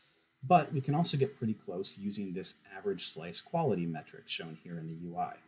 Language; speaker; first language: English; native; English